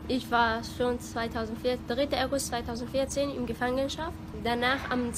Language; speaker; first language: German; non-native, learner; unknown